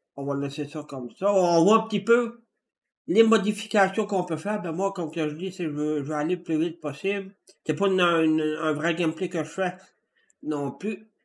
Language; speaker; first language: French; native; French